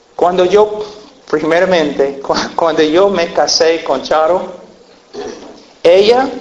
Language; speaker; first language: Spanish; non-native, fluent; English